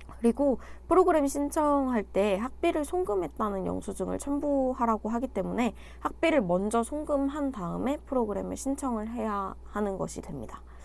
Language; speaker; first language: Korean; native; Korean